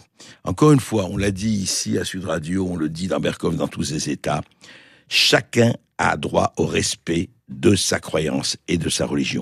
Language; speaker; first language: French; native; French